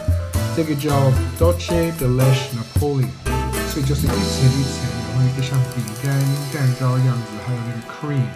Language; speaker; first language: Chinese; non-native, fluent; English